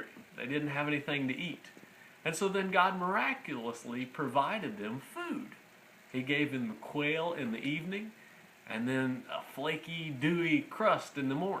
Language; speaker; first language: English; native; English